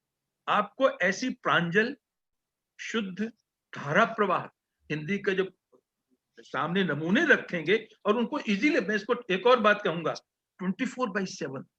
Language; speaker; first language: Hindi; native; Hindi